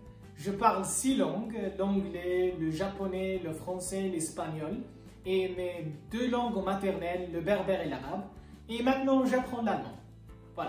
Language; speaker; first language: French; non-native, local second language; Berber languages